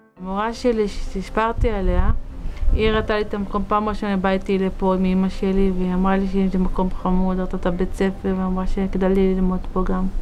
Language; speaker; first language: Hebrew; native; Hebrew